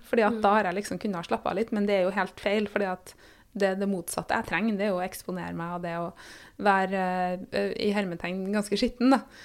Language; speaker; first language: Norwegian; native; Norwegian